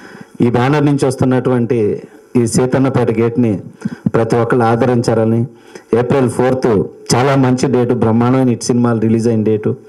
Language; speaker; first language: Telugu; native; Telugu